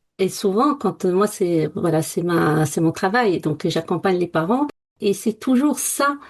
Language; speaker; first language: French; non-native, local second language; Arabic